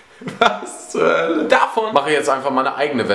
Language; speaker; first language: German; native; German